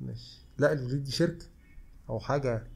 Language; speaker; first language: Arabic; native; Arabic